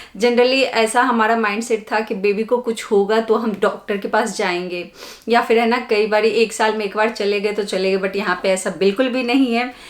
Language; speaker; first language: Hindi; native; Hindi